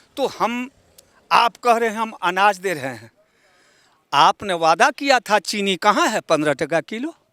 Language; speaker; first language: Hindi; native; Hindi